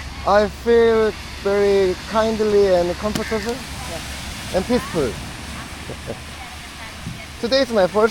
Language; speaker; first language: English; non-native, learner; Korean